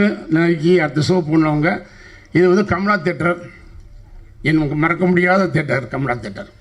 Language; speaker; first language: Tamil; native; Tamil